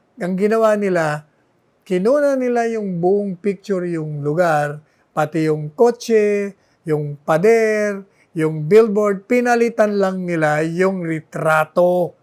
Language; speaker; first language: Filipino; non-native, local second language; Bikol